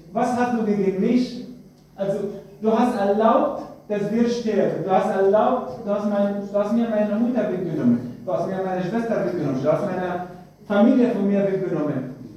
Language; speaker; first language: German; non-native, fluent; Arabic